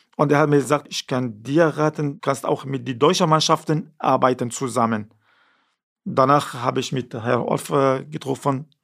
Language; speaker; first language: German; non-native, learner; Kurdish